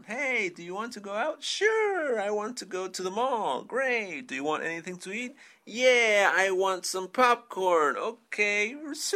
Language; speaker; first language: English; non-native, fluent; Spanish